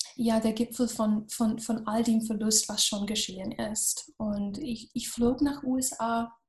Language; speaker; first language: German; non-native, fluent; English